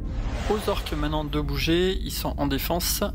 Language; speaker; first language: French; native; French